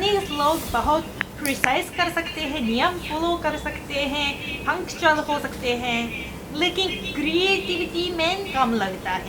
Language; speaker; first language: Hindi; non-native, fluent; Japanese